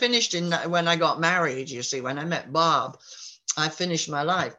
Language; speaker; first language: English; native; English